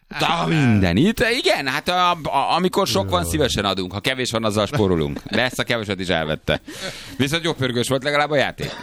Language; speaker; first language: Hungarian; native; Hungarian